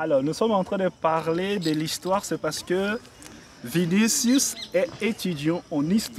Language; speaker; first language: French; non-native, fluent; Portuguese